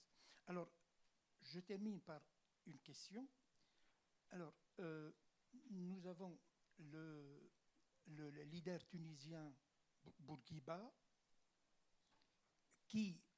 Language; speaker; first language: French; non-native, local second language; Arabic